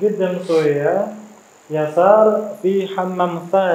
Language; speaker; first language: Arabic; non-native, learner; Indonesian